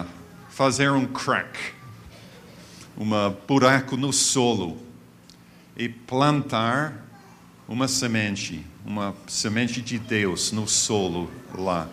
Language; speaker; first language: Portuguese; non-native, fluent; English